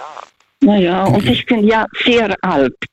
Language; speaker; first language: German; non-native, fluent; Russian